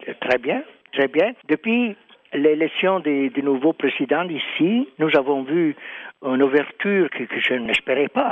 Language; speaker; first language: French; non-native, fluent; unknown